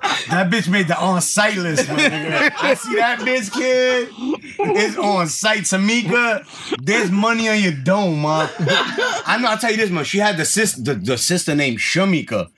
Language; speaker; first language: English; early bilingual, other home language; Spanish